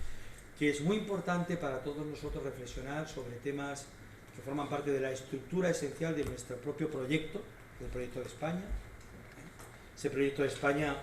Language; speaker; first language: Spanish; native; Spanish